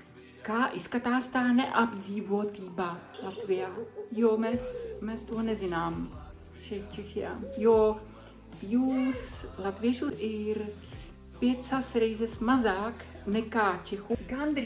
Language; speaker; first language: Latvian; non-native, fluent; Czech